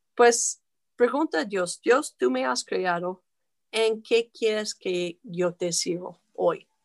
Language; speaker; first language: Spanish; non-native, fluent; English